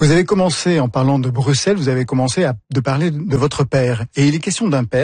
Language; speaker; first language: French; native; French